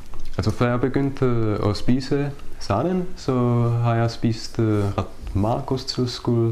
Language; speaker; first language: Danish; non-native, fluent; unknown